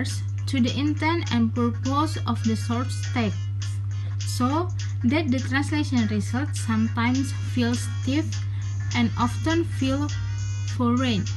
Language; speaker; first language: English; non-native, learner; Indonesian